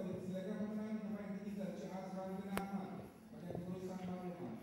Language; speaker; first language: Malay; native; Malay